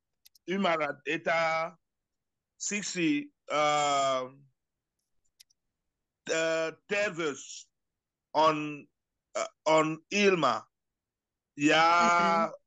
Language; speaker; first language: Finnish; non-native, learner; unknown